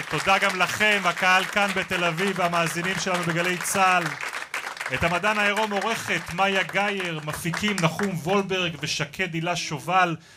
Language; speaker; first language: Hebrew; native; Hebrew